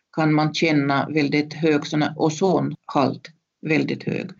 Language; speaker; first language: Swedish; non-native, fluent; Russian